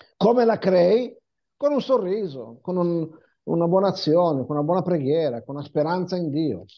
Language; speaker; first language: Italian; non-native, fluent; Hebrew